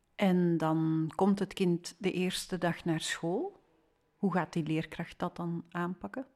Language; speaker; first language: Dutch; native; Dutch